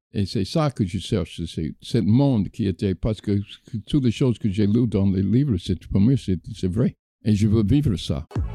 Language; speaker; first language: French; non-native, fluent; English